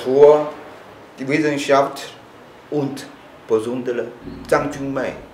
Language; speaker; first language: German; non-native, learner; Chinese